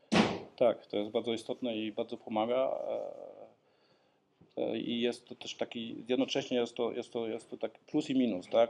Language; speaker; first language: Polish; early bilingual, heritage; Polish